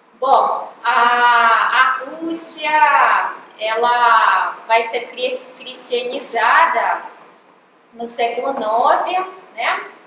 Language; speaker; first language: Portuguese; non-native, fluent; Russian